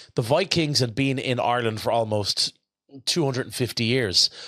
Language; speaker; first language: English; native; English